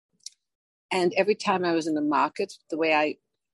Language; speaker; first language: English; native; English